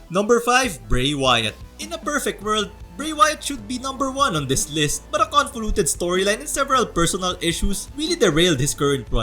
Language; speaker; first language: English; native; English